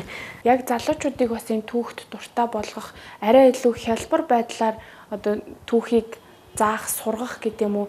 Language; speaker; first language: Mongolian; native; Mongolian